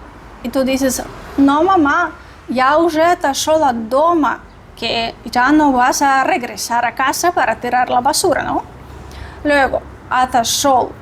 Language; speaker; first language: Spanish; non-native, fluent; Russian